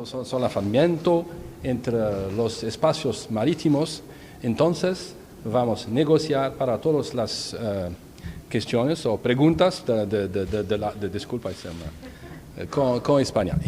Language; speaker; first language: Spanish; non-native, learner; Arabic